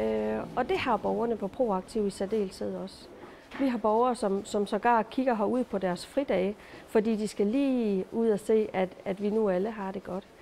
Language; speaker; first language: Danish; native; Danish